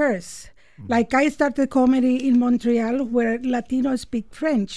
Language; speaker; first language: English; non-native, fluent; Spanish